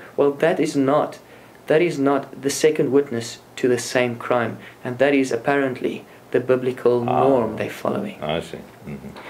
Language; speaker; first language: English; non-native, local second language; Afrikaans